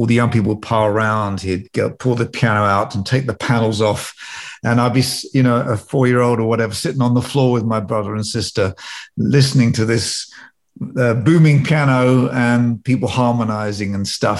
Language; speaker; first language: English; native; English